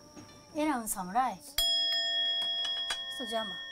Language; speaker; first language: Spanish; non-native, learner; Japanese